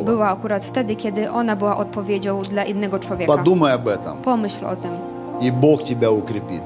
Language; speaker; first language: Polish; non-native, fluent; Russian